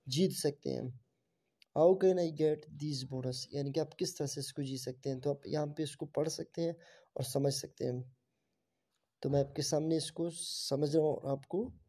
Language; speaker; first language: Urdu; non-native, local second language; Baluchi